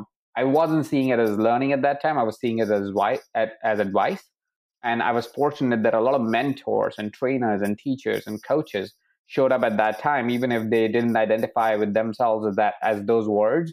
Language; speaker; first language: English; non-native, local second language; Hindi